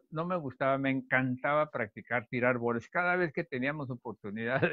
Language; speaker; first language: Spanish; native; Spanish